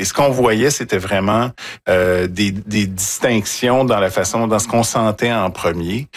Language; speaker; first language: French; native; French